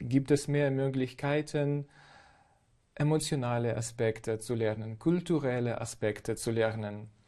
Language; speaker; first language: German; non-native, fluent; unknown